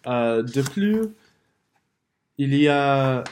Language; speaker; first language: French; non-native, learner; English